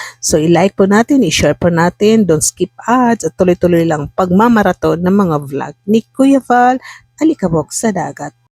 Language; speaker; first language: Filipino; non-native, local second language; Cebuano